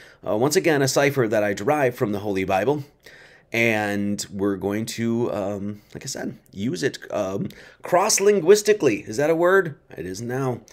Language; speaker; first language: English; native; English